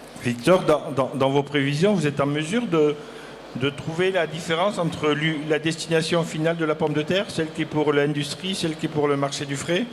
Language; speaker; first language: French; native; French